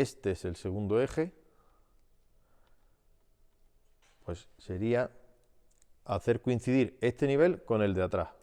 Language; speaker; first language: Spanish; native; Spanish